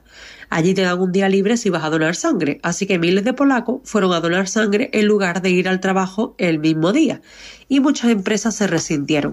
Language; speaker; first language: Spanish; native; Spanish